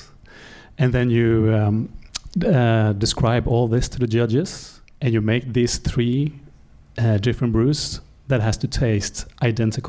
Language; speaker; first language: English; non-native, fluent; Swedish